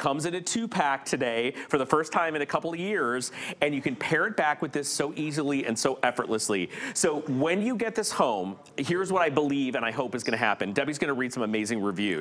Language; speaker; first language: English; native; English